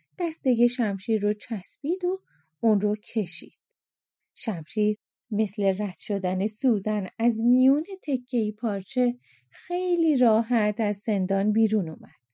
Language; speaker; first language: Persian; native; Persian